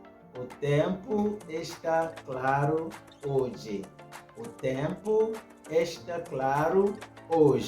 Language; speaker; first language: Portuguese; non-native, fluent; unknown